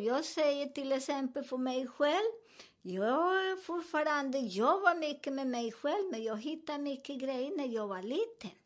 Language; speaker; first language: Swedish; non-native, fluent; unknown